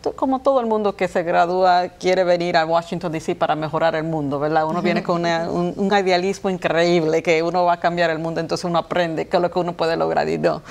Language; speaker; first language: Spanish; early bilingual, heritage; Spanish